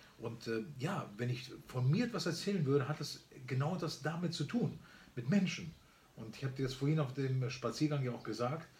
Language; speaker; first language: German; early bilingual, other home language; Spanish